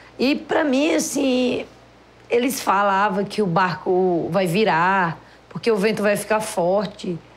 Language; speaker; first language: Portuguese; native; Portuguese